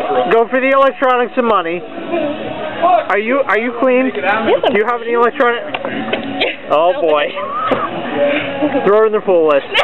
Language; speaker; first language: English; native; English